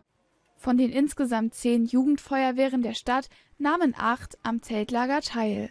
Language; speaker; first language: German; native; German